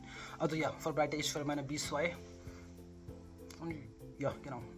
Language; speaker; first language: German; non-native, learner; Hindi